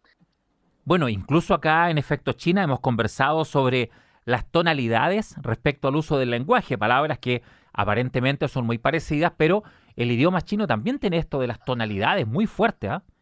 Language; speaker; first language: Spanish; native; Spanish